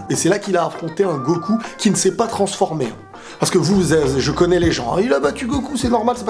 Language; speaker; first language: French; native; French